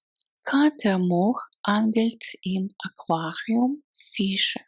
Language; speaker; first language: German; non-native, fluent; Russian